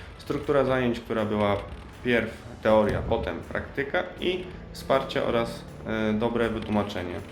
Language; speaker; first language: Polish; native; Polish